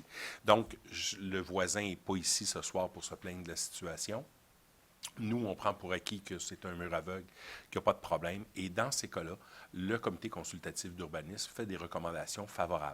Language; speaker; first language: French; native; French